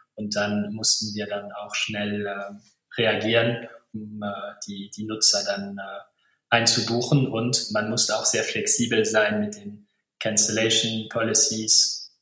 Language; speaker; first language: German; non-native, local second language; Luxembourgish